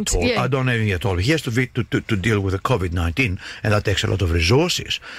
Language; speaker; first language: English; non-native, fluent; Greek